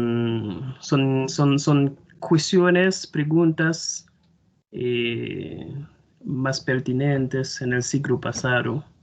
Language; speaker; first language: Spanish; non-native, fluent; Haitian Creole